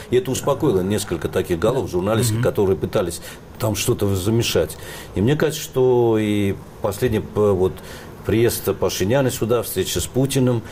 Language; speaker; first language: Russian; non-native, local second language; Armenian